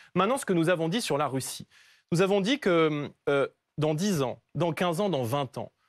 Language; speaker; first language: French; native; French